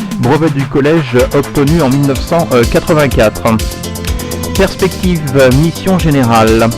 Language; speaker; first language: French; native; French